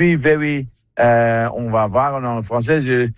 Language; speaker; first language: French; non-native, learner; Dutch